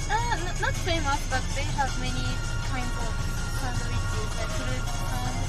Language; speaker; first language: English; non-native, learner; Japanese